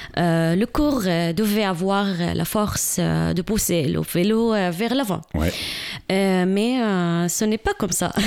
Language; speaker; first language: French; non-native, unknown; Arabic